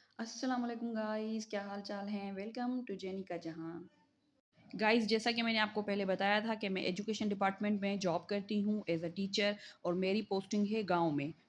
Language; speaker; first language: Urdu; non-native, local second language; Sindhi